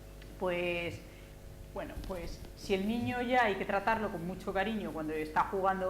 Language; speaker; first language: Spanish; native; Spanish